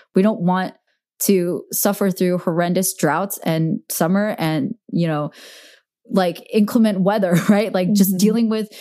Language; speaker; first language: English; native; English